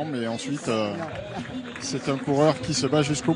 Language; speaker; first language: French; native; French